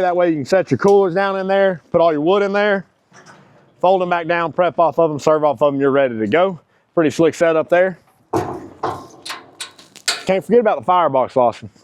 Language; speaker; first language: English; native; English